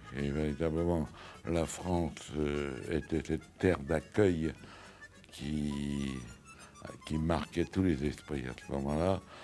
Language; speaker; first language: French; early bilingual, other home language; Yiddish